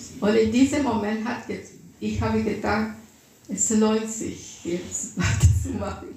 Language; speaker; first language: German; non-native, fluent; Russian